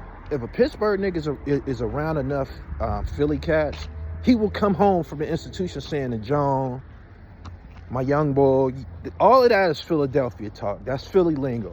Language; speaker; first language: English; native; English